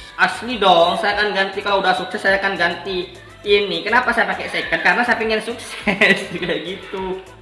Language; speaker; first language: Indonesian; non-native, local second language; Madurese